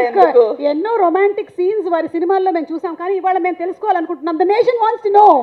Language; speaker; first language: Telugu; native; Telugu